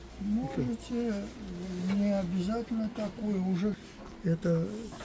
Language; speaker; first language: Russian; native; Russian